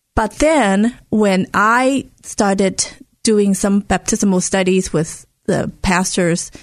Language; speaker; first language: English; non-native, local second language; Cantonese